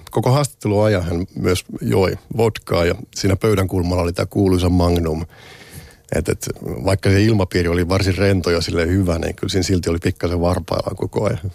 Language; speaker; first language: Finnish; native; Finnish